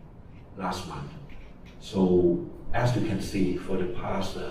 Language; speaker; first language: English; non-native, fluent; Thai